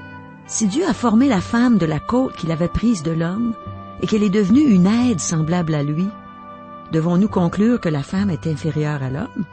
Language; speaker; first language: French; native; French